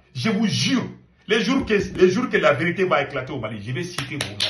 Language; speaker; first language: French; non-native, local second language; Bambara